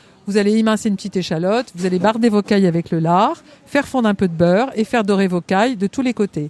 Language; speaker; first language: French; native; French